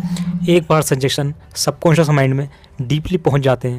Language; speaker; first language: Hindi; native; Hindi